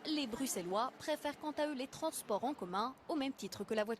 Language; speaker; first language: French; native; French